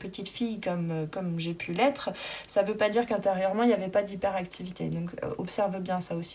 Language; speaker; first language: French; native; French